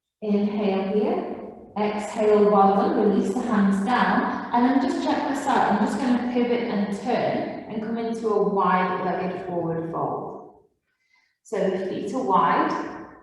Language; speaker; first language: English; native; English